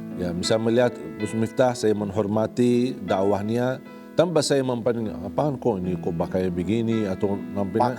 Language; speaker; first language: Indonesian; non-native, fluent; Arabic